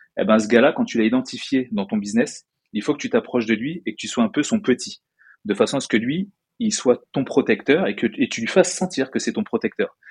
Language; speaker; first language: French; native; French